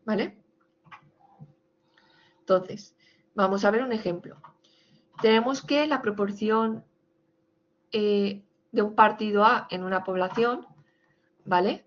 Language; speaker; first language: Spanish; native; Spanish